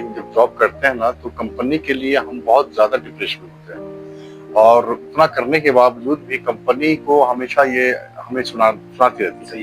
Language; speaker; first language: Hindi; native; Hindi